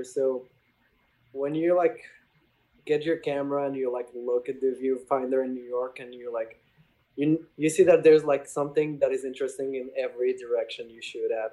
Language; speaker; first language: English; non-native, fluent; Arabic